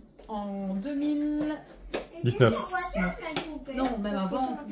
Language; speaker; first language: French; native; French